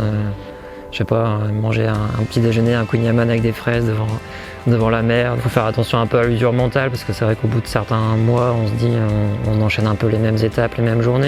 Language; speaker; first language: French; native; French